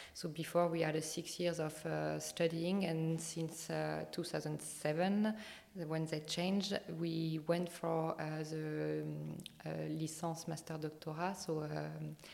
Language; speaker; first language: English; non-native, fluent; French